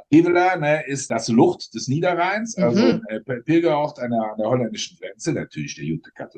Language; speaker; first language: German; native; German